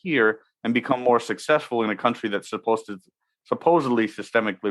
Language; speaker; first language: English; native; English